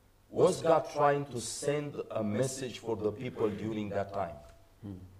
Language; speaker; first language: English; non-native, fluent; Romanian